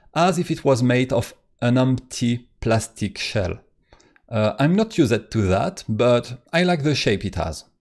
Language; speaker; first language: English; non-native, fluent; French